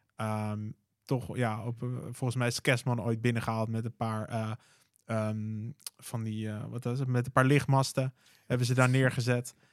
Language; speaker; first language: Dutch; native; Dutch